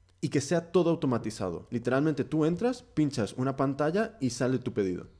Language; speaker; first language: Spanish; early bilingual, heritage; Spanish